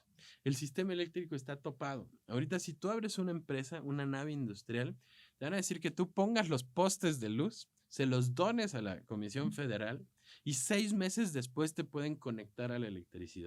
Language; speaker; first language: Spanish; native; Spanish